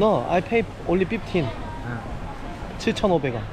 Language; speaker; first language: English; non-native, learner; Korean